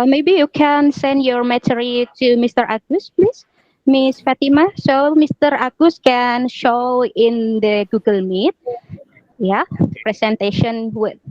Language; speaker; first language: English; non-native, learner; Indonesian